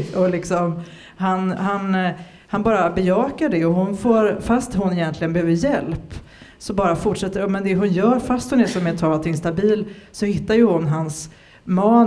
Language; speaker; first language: Swedish; native; Swedish